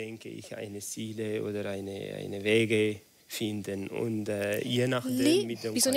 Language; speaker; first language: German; non-native, learner; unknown